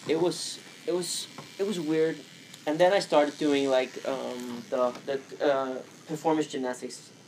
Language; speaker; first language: English; non-native, fluent; Danish